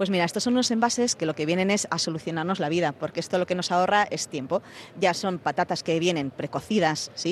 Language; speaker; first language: Spanish; native; Spanish